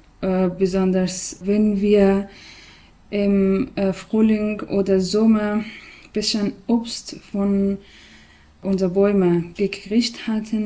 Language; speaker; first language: German; non-native, learner; Persian